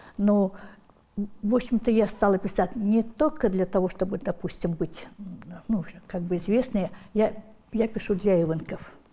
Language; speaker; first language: Russian; non-native, local second language; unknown